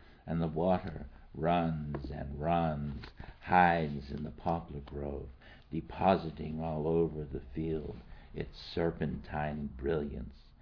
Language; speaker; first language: English; native; English